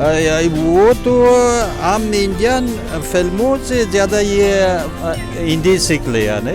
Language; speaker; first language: Hindi; non-native, fluent; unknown